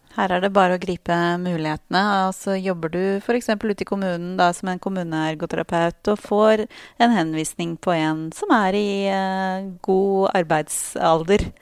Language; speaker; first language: Norwegian; native; Norwegian